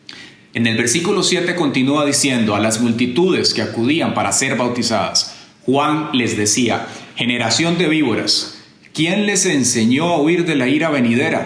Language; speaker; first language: Spanish; native; Spanish